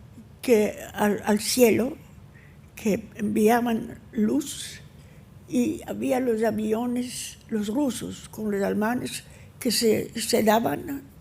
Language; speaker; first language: Spanish; early bilingual, heritage; Ladino